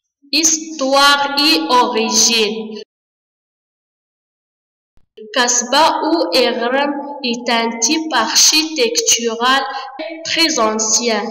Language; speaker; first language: French; non-native, learner; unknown